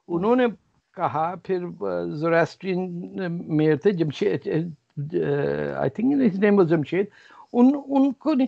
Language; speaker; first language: Urdu; native; Urdu